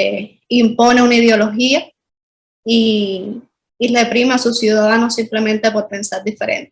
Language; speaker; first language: Spanish; native; Spanish